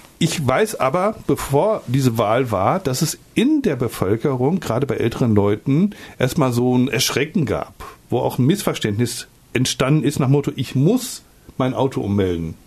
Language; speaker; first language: German; native; German